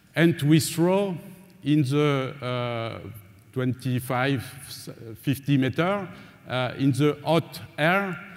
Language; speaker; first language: English; non-native, learner; French